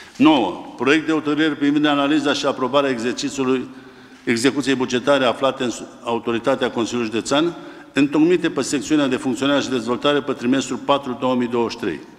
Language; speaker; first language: Romanian; native; Romanian